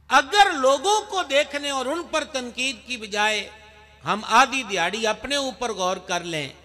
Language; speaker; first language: Urdu; non-native, local second language; Punjabi